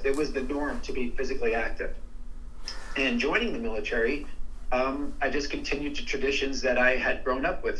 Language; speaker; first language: English; native; English